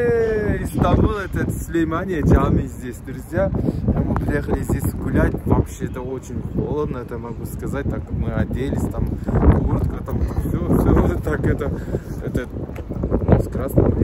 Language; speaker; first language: Russian; non-native, learner; Turkish